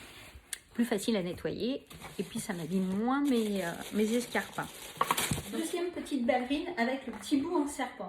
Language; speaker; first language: French; native; French